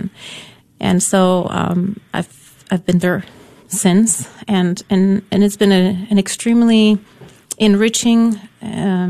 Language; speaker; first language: English; non-native, fluent; Polish